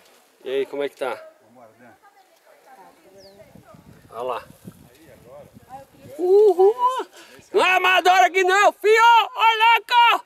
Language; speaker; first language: Portuguese; native; Portuguese